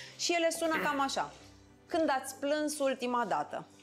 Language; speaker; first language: Romanian; native; Romanian